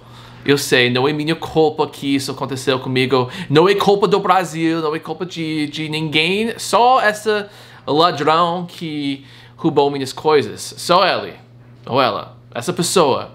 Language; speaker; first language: Portuguese; non-native, fluent; English